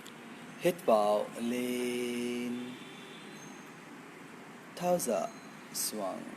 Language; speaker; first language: Vietnamese; non-native, learner; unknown